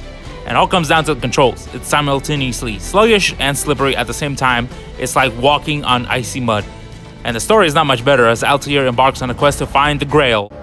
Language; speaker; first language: English; native; English